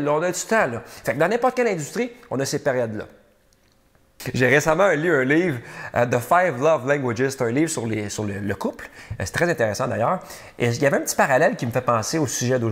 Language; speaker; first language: French; native; French